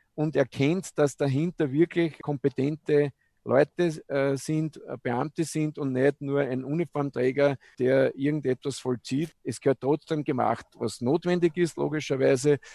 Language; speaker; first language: German; native; German